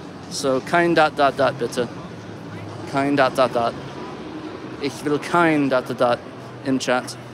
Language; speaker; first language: German; non-native, learner; English